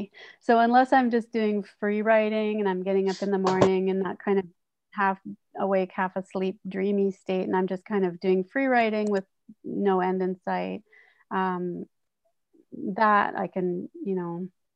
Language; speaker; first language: English; native; English